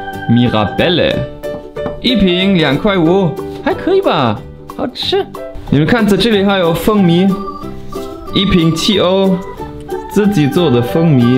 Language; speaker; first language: Chinese; non-native, fluent; German